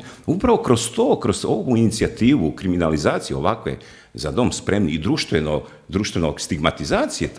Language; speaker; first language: Croatian; native; Croatian